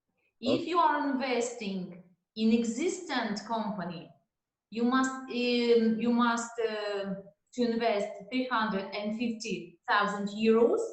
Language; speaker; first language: English; non-native, learner; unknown